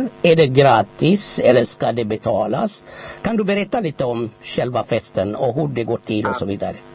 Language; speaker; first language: Swedish; non-native, fluent; Amharic